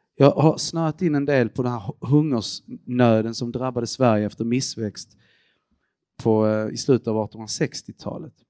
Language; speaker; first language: Swedish; early bilingual, other home language; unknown